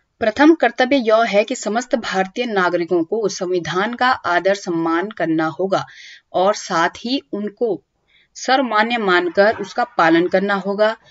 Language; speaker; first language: Hindi; native; Hindi